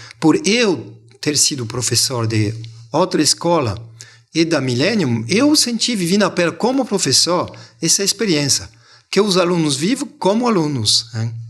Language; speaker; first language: Portuguese; non-native, fluent; French